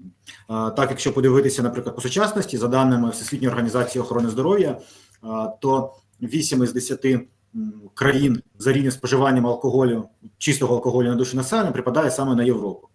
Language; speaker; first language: Ukrainian; native; Ukrainian